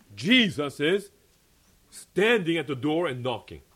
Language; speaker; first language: English; early bilingual, other home language; Korean